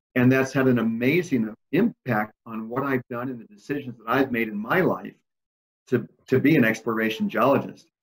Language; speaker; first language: English; early bilingual, other home language; Spanish